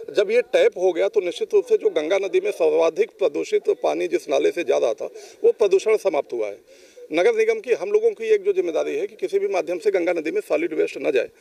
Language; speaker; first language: Hindi; native; Hindi